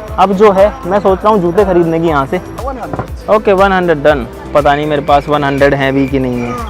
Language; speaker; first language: Hindi; native; Hindi